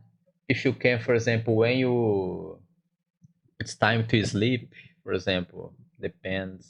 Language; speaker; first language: English; non-native, learner; Portuguese